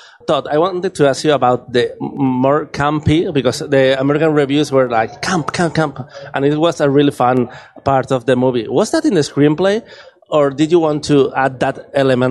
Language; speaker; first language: English; non-native, fluent; Spanish